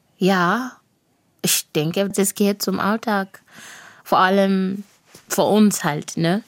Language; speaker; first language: German; non-native, fluent; Shona